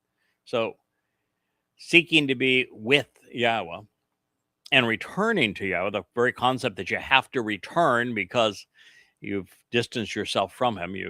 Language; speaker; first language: English; native; English